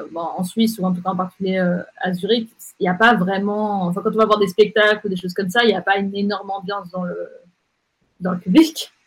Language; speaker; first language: French; native; French